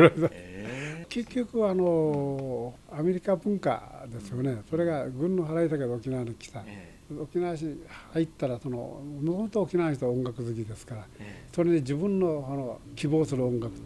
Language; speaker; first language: Japanese; native; Japanese